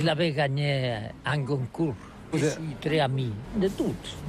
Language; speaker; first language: French; non-native, learner; Spanish